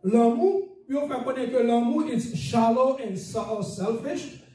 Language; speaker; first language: French; non-native, learner; English